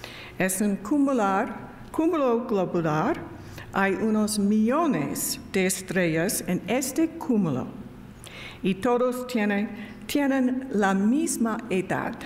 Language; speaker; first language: Spanish; non-native, learner; English